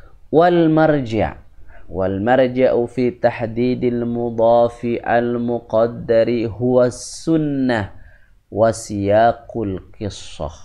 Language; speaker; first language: Arabic; non-native, fluent; Indonesian